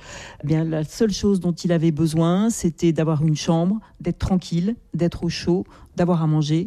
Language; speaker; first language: French; native; French